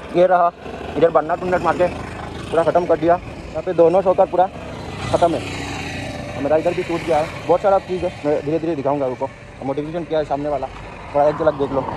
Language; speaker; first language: Hindi; non-native, local second language; Bangla